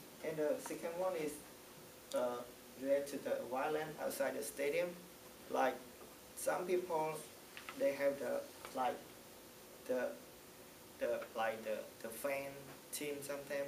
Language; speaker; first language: English; non-native, learner; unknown